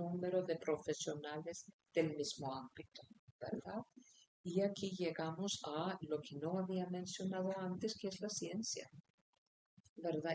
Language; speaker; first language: Spanish; non-native, fluent; Icelandic